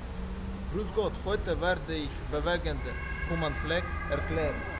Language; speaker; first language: German; non-native, learner; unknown